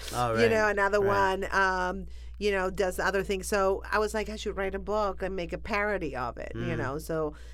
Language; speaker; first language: English; non-native, fluent; Spanish